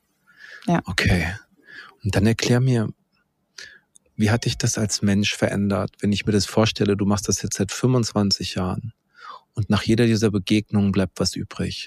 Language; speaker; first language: German; native; German